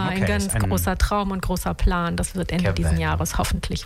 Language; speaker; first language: German; early bilingual, other home language; Italian